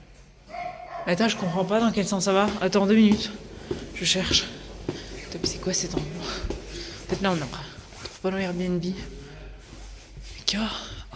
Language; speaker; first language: French; native; French